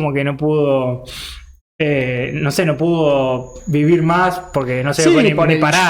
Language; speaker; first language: Spanish; native; Spanish